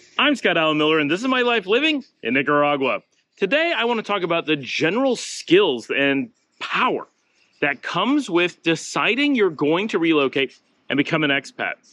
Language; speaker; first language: English; native; English